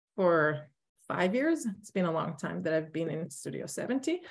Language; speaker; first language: English; non-native, fluent; Hebrew